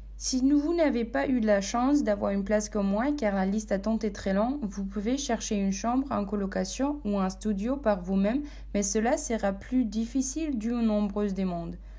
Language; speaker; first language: French; native; French